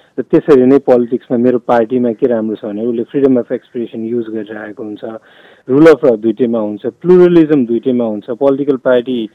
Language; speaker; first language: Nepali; non-native, local second language; Maithili